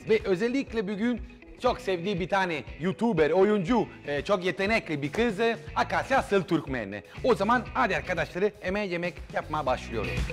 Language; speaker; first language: Turkish; non-native, learner; Italian